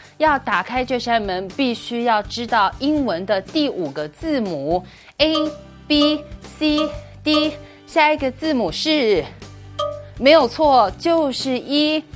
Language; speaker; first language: Chinese; native; Chinese